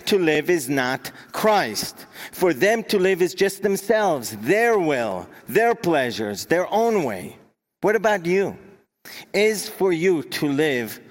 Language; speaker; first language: English; non-native, fluent; Hebrew